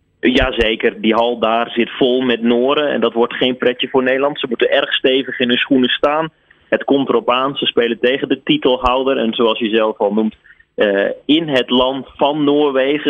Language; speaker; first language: Dutch; native; Dutch